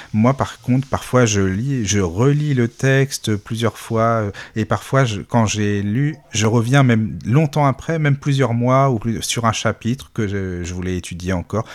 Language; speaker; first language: French; native; French